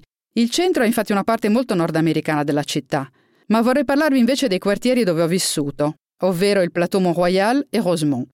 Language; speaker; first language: Italian; native; Italian